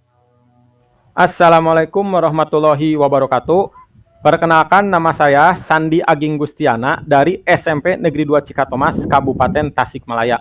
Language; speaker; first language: Indonesian; non-native, local second language; Sundanese